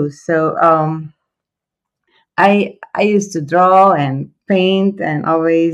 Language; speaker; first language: English; non-native, fluent; Croatian